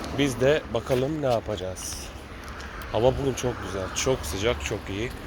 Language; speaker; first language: Turkish; early bilingual, heritage; Turkish